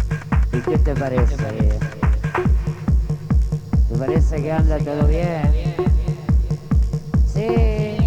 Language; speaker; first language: Spanish; non-native, learner; Italian